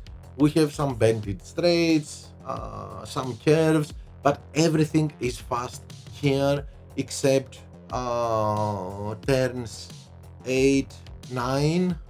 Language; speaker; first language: English; non-native, fluent; Greek